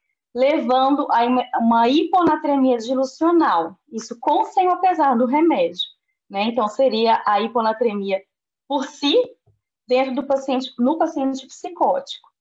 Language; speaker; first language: Portuguese; native; Portuguese